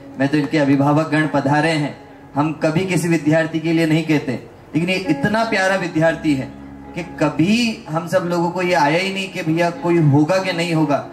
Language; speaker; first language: Hindi; native; Hindi